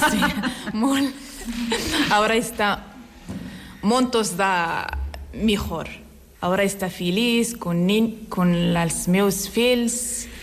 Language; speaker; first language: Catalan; non-native, learner; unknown